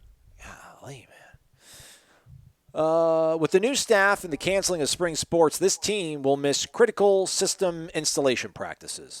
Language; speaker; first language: English; native; English